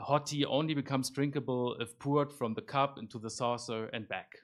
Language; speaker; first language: English; non-native, fluent; German